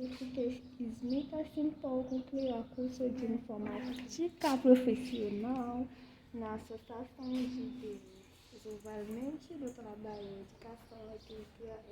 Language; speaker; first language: Portuguese; non-native, learner; Haitian Creole